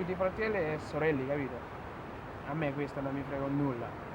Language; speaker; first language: Italian; non-native, learner; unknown